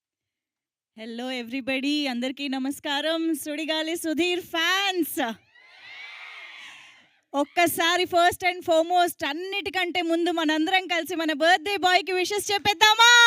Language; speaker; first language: Telugu; native; Telugu